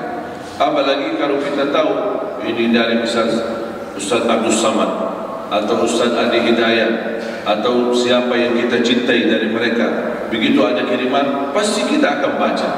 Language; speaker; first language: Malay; non-native, fluent; Arabic